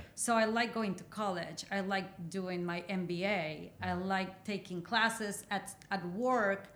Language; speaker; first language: English; non-native, fluent; Spanish